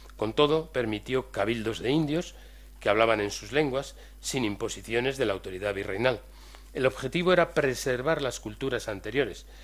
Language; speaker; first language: Spanish; native; Spanish